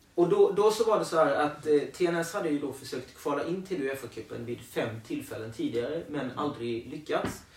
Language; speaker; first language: Swedish; native; Swedish